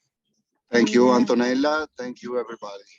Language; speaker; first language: English; non-native, fluent; Italian